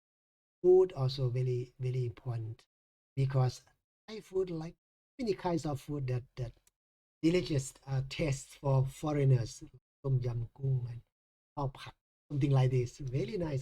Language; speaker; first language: English; non-native, fluent; Thai